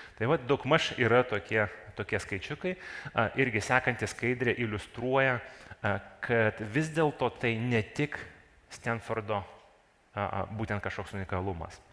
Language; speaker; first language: Lithuanian; non-native, local second language; Russian